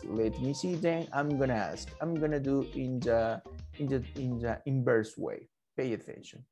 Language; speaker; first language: English; non-native, fluent; Spanish